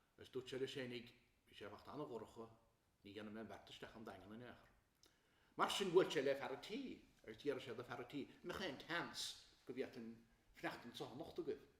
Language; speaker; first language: Irish; native; Irish